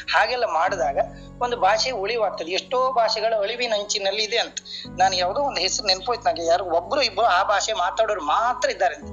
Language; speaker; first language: Kannada; native; Kannada